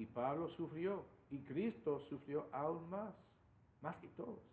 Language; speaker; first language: Spanish; non-native, fluent; English